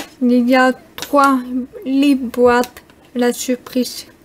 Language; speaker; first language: French; non-native, learner; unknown